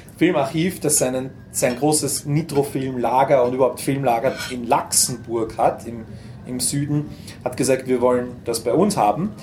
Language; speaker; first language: German; native; German